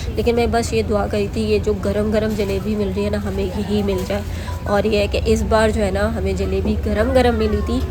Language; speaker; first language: Urdu; native; Urdu